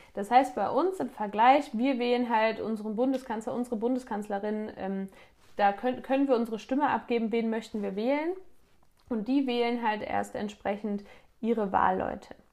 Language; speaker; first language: German; native; German